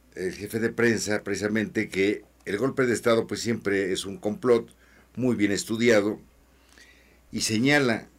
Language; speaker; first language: Spanish; native; Spanish